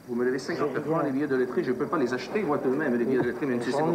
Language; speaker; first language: French; native; French